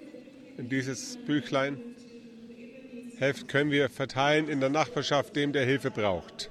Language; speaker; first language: German; early bilingual, heritage; German